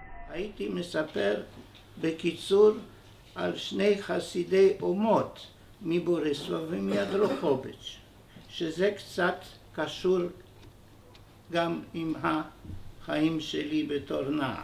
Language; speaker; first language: Hebrew; non-native, fluent; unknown